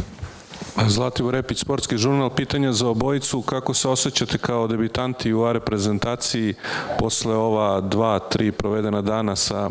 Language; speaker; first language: Serbian; native; Serbian